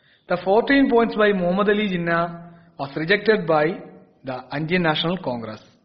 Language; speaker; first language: English; non-native, local second language; Malayalam